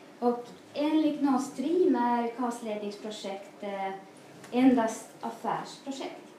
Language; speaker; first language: Swedish; non-native, fluent; Estonian